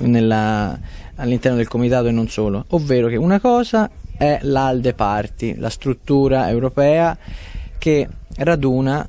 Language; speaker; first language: Italian; native; Italian